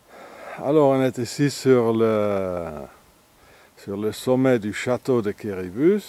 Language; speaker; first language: French; non-native, fluent; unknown